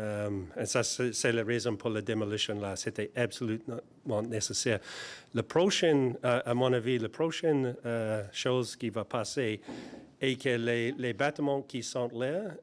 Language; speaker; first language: French; non-native, learner; English